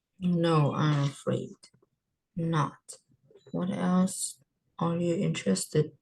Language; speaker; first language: English; non-native, learner; Vietnamese